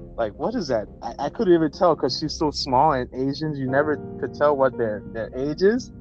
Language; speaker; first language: English; native; English